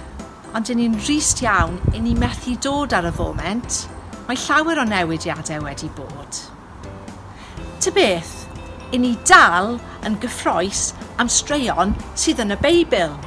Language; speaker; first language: Welsh; non-native, local second language; English